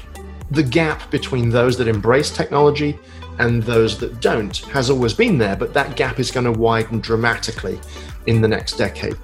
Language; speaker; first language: English; native; English